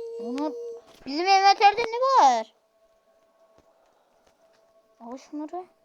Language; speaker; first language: Turkish; native; Turkish